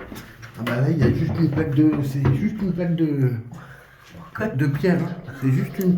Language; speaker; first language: French; native; French